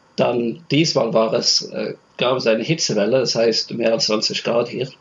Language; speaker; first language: German; non-native, fluent; Norwegian